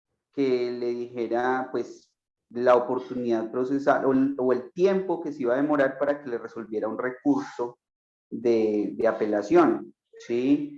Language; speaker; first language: Spanish; native; Spanish